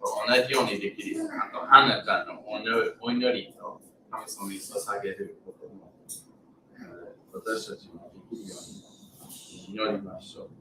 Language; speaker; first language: Japanese; non-native, learner; English